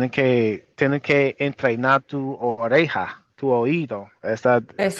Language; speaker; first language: Spanish; non-native, fluent; English